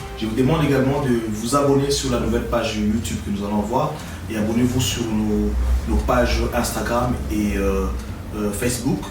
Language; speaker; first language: French; non-native, local second language; Lingala